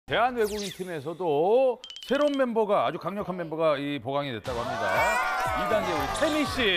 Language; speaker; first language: Korean; native; Korean